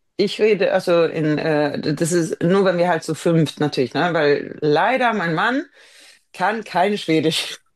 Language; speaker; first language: German; non-native, fluent; Swedish